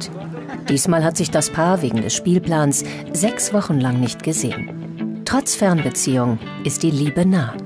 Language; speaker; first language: German; native; German